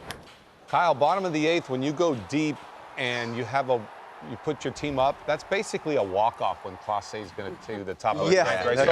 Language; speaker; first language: English; native; English